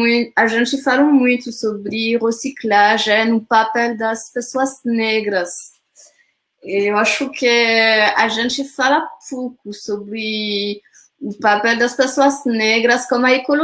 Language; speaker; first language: Portuguese; non-native, fluent; French